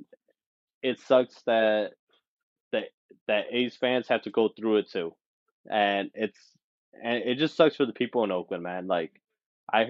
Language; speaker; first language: English; native; English